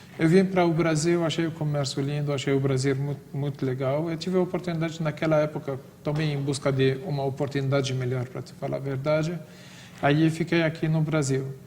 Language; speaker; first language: Portuguese; non-native, fluent; Arabic